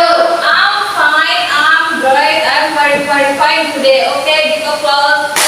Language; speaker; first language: English; non-native, learner; Indonesian